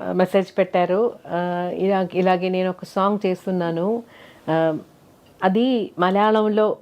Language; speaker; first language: Telugu; non-native, fluent; Malayalam